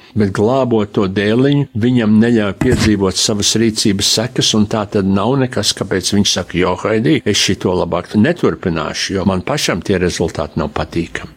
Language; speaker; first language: Latvian; early bilingual, heritage; Latvian